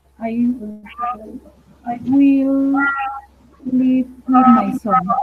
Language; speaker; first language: English; non-native, learner; Spanish